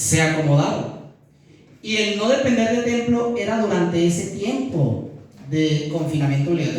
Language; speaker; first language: Spanish; native; Spanish